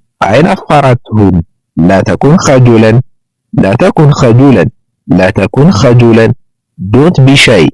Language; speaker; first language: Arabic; non-native, learner; Amharic